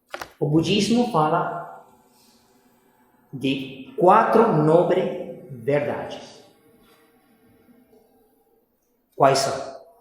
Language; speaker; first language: Portuguese; non-native, fluent; Spanish